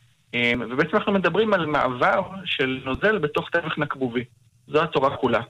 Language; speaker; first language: Hebrew; native; Hebrew